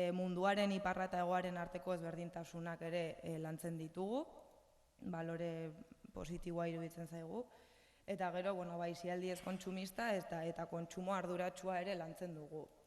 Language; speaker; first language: Basque; non-native, local second language; Spanish